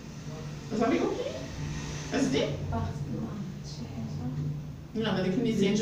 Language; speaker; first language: French; non-native, local second language; Arabic